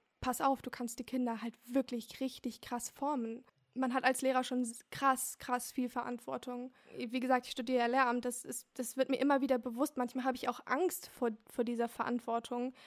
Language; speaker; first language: German; early bilingual, other home language; Turkish